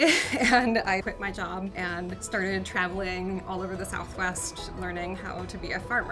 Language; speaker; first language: English; native; English